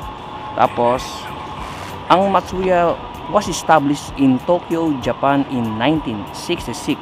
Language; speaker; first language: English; non-native, local second language; Filipino